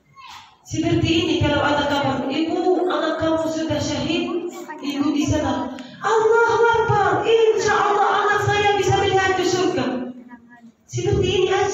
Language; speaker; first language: Indonesian; non-native, learner; Arabic